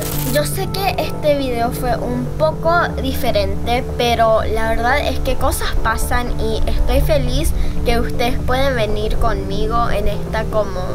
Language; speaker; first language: Spanish; early bilingual, heritage; Spanish